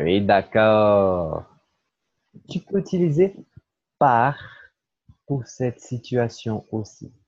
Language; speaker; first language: French; non-native, fluent; Portuguese